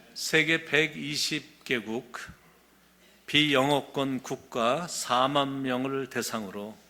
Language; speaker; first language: Korean; native; Korean